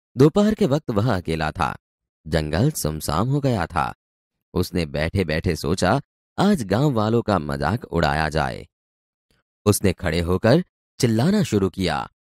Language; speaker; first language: Hindi; non-native, local second language; Gujarati